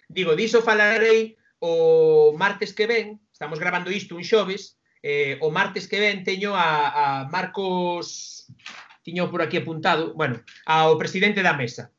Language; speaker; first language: Galician; non-native, local second language; Spanish